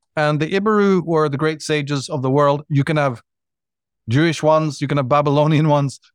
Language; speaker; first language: English; native; English